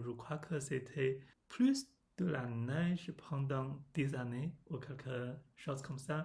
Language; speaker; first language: French; non-native, learner; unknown